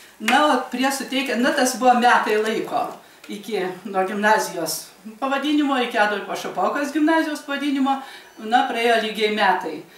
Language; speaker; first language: Lithuanian; native; Lithuanian